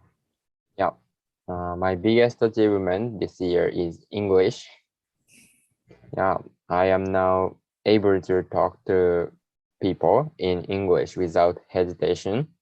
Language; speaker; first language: English; non-native, learner; Japanese